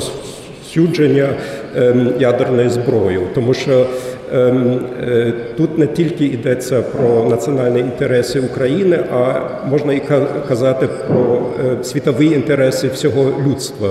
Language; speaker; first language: Ukrainian; non-native, fluent; German